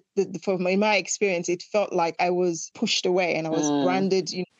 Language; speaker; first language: English; non-native, local second language; Yoruba